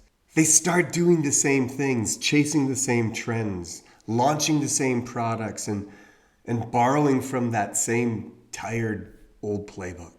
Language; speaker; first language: English; native; English